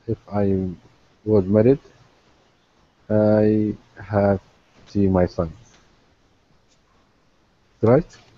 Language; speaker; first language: English; non-native, learner; Arabic